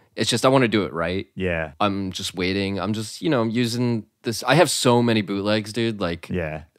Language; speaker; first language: English; native; English